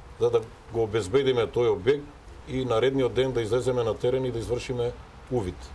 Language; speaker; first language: Macedonian; native; Macedonian